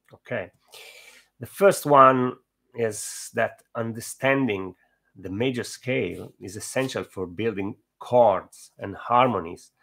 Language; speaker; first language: English; non-native, fluent; Italian